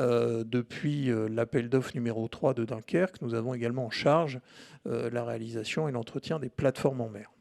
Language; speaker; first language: French; native; French